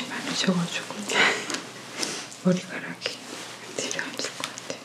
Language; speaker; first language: Korean; native; Korean